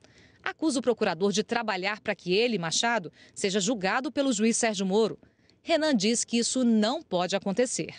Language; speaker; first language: Portuguese; native; Portuguese